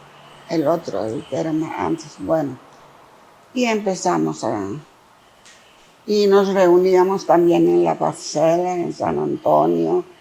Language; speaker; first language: Spanish; non-native, fluent; Greek